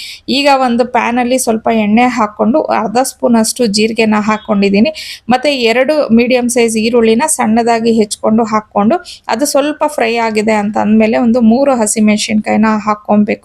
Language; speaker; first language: Kannada; native; Kannada